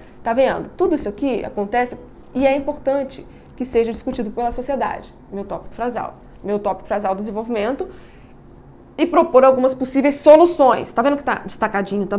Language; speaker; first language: Portuguese; native; Portuguese